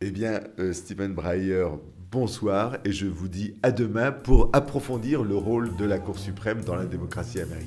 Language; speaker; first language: French; native; French